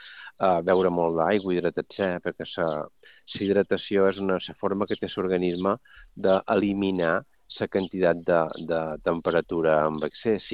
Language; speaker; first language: Catalan; native; Catalan